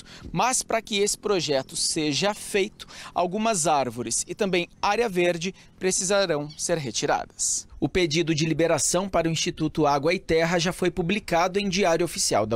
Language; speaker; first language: Portuguese; native; Portuguese